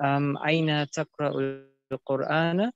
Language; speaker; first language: Arabic; non-native, learner; German